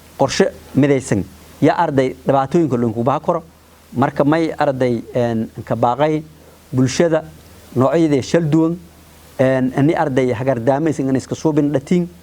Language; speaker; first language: Somali; non-native, local second language; Maay